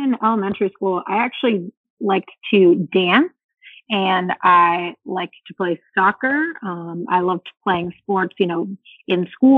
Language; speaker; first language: English; early bilingual, other home language; Spanish